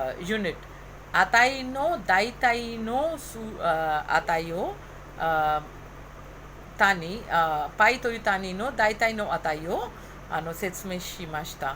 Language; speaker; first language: Japanese; non-native, fluent; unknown